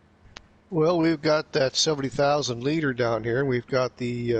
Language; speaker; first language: English; native; English